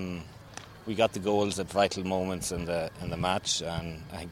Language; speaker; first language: English; native; English